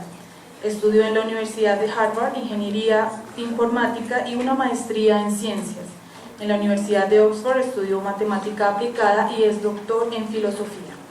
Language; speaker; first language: Spanish; native; Spanish